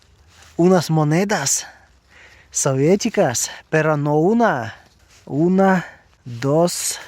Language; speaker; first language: Spanish; non-native, learner; Russian